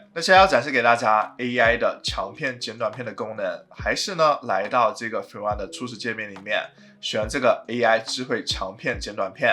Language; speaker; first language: Chinese; native; Chinese